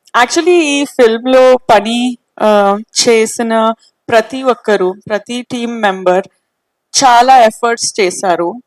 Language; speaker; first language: Telugu; non-native, fluent; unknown